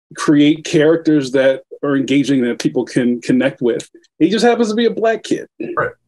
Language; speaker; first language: English; native; English